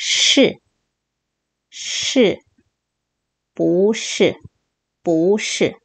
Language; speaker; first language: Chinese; non-native, fluent; Korean